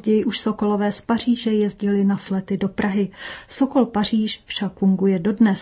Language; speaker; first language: Czech; native; Czech